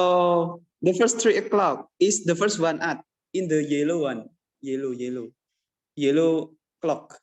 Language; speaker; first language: English; non-native, learner; Indonesian